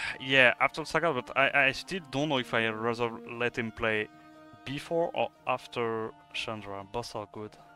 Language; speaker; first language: English; non-native, fluent; French